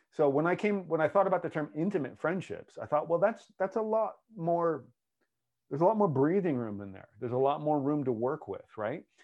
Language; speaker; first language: English; native; English